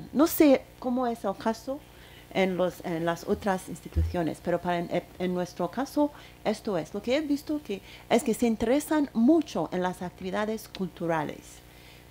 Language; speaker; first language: Spanish; non-native, fluent; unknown